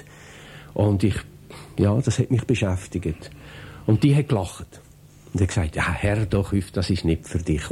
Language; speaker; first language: German; native; German